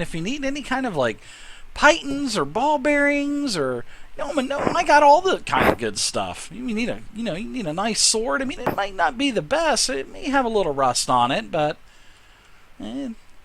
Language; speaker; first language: English; native; English